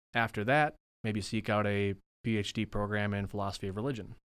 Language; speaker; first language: English; native; English